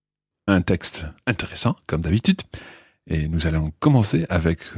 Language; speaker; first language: French; non-native, fluent; English